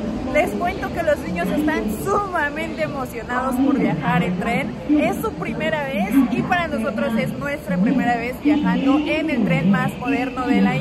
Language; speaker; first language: Spanish; native; Spanish